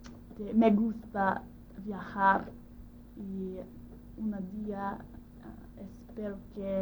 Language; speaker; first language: Spanish; non-native, learner; English